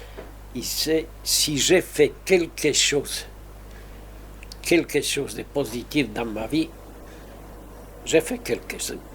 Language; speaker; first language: French; non-native, fluent; Spanish